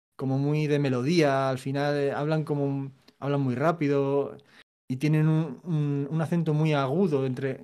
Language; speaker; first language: Spanish; native; Spanish